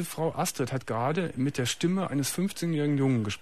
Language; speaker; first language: German; native; German